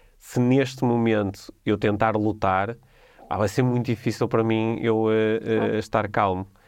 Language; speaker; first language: Portuguese; native; Portuguese